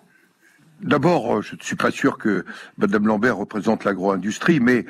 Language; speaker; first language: French; native; French